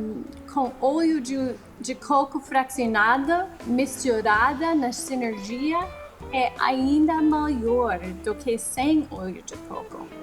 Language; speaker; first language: Portuguese; non-native, fluent; English